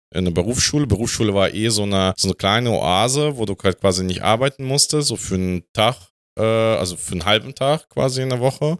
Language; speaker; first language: German; non-native, fluent; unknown